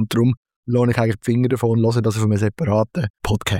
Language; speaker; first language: German; native; German